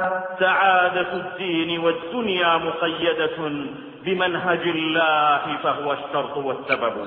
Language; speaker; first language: Arabic; native; Arabic